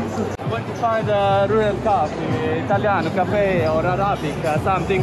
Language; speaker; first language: English; non-native, learner; Arabic